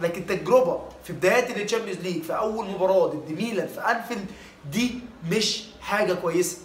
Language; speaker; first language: Arabic; native; Arabic